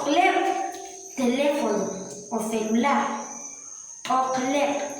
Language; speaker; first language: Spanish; non-native, local second language; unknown